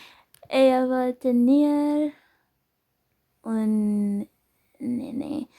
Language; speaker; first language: Spanish; non-native, learner; English